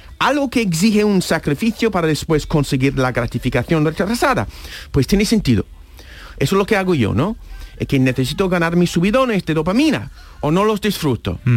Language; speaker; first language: Spanish; non-native, fluent; English